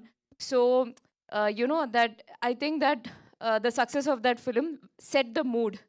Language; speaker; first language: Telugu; non-native, local second language; Malayalam